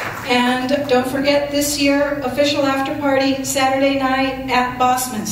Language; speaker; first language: English; early bilingual, other home language; Spanish